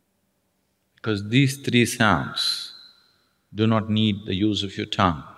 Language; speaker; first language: English; non-native, local second language; Tamil